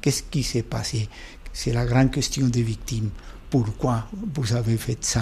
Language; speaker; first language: French; non-native, fluent; Spanish